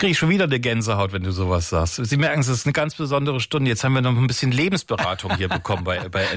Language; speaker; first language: German; native; German